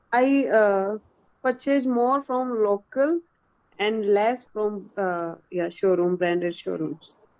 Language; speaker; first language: English; non-native, learner; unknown